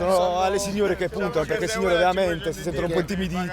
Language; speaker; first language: Italian; native; Italian